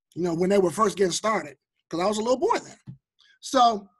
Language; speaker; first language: English; native; English